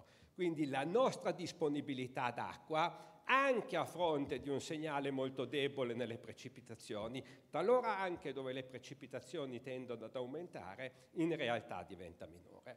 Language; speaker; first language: Italian; native; Italian